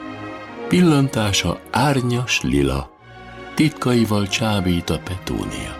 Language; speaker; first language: Hungarian; native; Hungarian